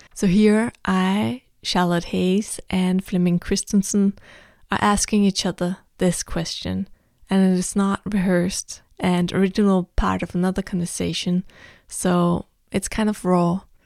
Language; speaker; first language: English; non-native, fluent; Danish